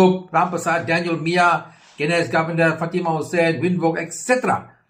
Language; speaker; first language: English; native; English